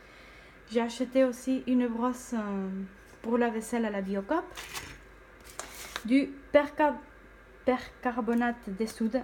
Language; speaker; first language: French; non-native, fluent; Spanish